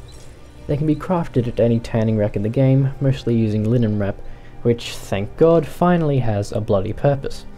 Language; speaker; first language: English; native; English